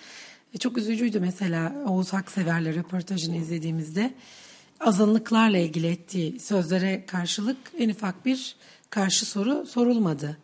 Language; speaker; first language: Turkish; native; Turkish